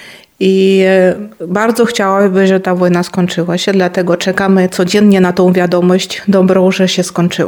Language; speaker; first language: Polish; non-native, fluent; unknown